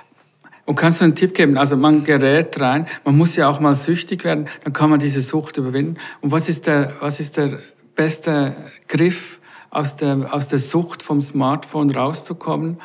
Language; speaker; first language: German; native; German